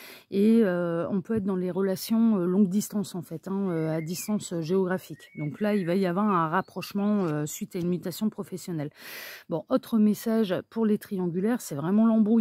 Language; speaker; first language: French; native; French